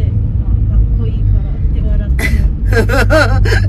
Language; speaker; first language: Japanese; non-native, learner; Indonesian